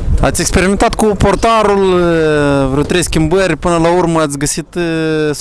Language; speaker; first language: Romanian; native; Romanian